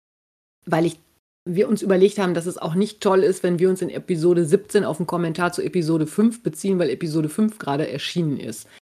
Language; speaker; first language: German; native; German